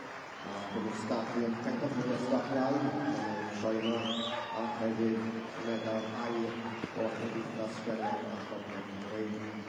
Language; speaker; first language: Welsh; native; Welsh